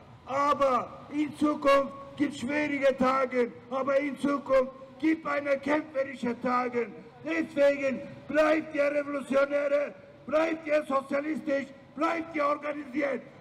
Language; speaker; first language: German; non-native, learner; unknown